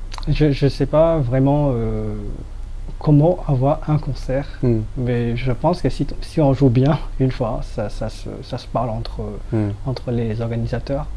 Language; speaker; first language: French; non-native, fluent; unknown